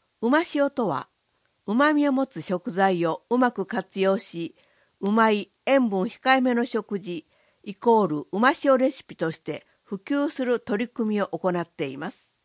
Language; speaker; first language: Japanese; native; Japanese